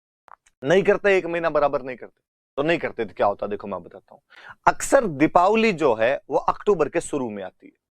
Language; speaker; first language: Hindi; native; Hindi